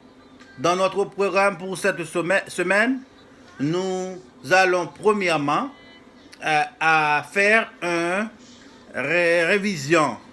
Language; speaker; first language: French; non-native, fluent; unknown